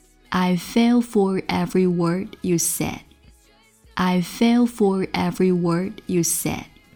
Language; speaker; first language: English; non-native, fluent; Chinese